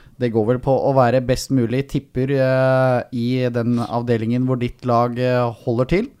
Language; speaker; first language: Norwegian; native; Norwegian